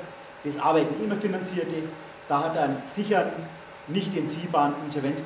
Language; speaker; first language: German; native; German